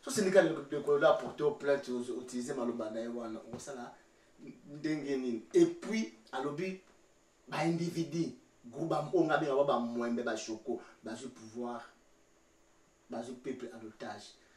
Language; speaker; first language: French; non-native, local second language; Lingala